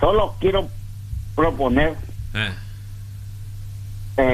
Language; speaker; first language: Spanish; native; Spanish